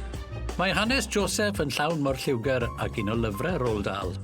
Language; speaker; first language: Welsh; native; Welsh